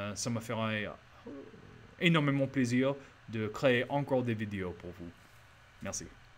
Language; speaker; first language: French; non-native, fluent; English